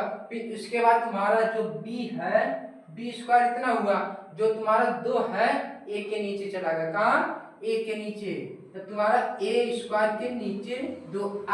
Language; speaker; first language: Hindi; native; Hindi